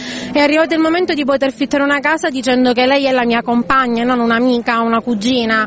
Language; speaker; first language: Italian; native; Italian